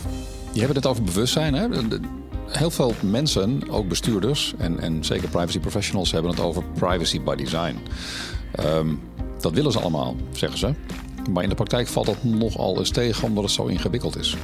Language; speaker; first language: Dutch; native; Dutch